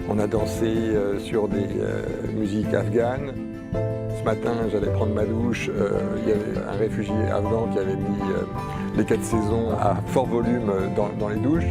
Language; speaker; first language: French; native; French